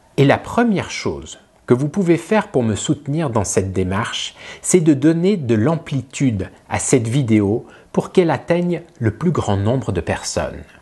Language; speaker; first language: French; native; French